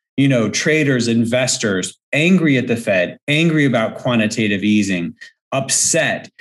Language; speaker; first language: English; native; English